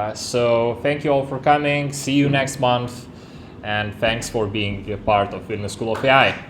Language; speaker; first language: English; non-native, fluent; Lithuanian